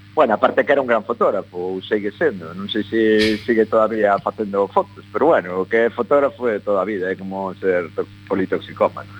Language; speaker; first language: Galician; non-native, local second language; Spanish